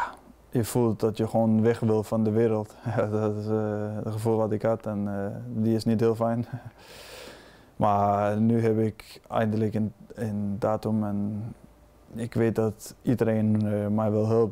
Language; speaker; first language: Dutch; non-native, fluent; Danish